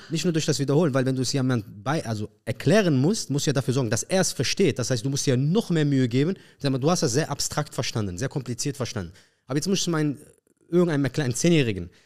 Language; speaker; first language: German; early bilingual, other home language; Arabic